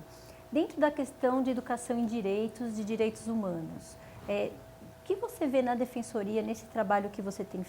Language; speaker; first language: Portuguese; native; Portuguese